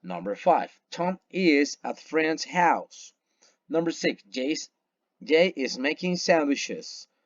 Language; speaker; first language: English; non-native, fluent; Spanish